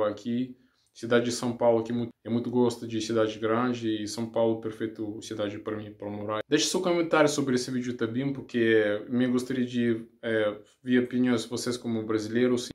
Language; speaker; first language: Portuguese; non-native, learner; Russian